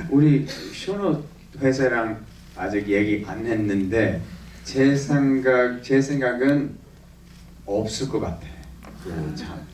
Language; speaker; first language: Korean; early bilingual, heritage; English